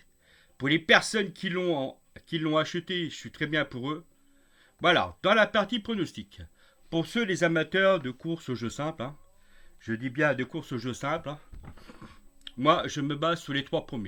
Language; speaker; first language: French; native; French